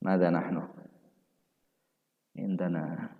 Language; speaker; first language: Arabic; non-native, learner; Indonesian